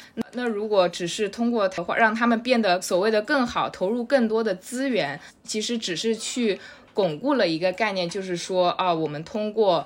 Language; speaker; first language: Chinese; native; Chinese